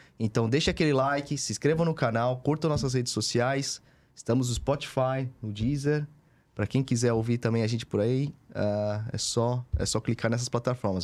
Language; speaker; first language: Portuguese; native; Portuguese